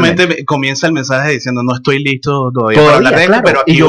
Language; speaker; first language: Spanish; native; Spanish